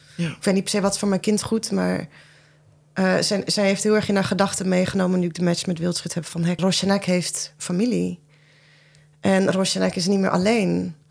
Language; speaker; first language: Dutch; early bilingual, other home language; Persian